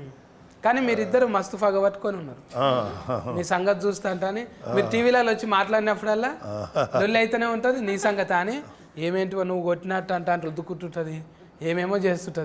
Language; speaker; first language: Telugu; native; Telugu